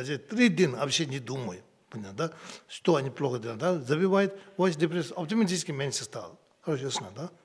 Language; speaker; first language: Russian; non-native, learner; Tibetan